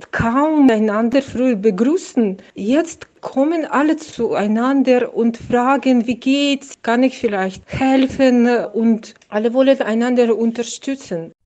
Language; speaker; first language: German; non-native, fluent; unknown